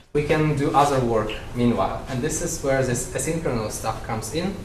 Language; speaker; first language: English; non-native, fluent; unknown